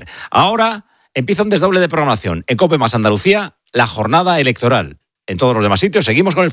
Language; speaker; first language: Spanish; native; Spanish